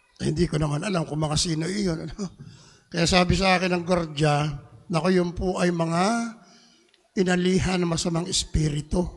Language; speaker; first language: Filipino; native; Filipino